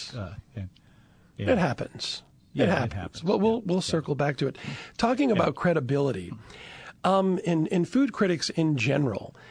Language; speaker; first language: English; native; English